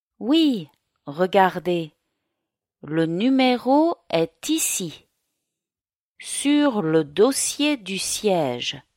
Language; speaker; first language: French; native; French